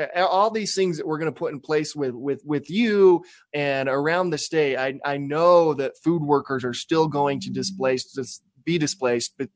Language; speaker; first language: English; native; English